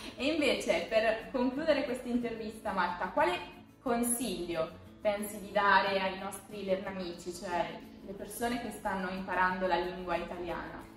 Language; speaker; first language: Italian; native; Italian